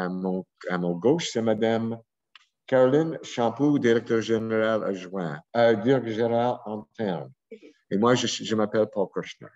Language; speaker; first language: French; non-native, local second language; English